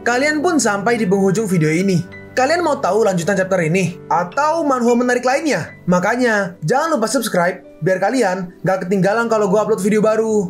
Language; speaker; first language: Indonesian; native; Indonesian